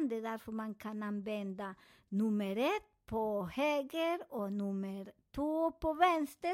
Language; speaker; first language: Swedish; non-native, fluent; Spanish